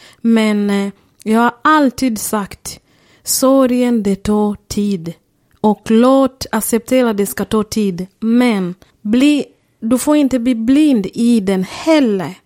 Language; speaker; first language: Swedish; non-native, fluent; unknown